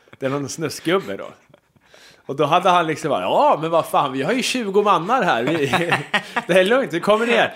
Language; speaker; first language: Swedish; native; Swedish